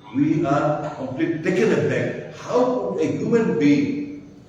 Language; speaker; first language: English; non-native, local second language; Bangla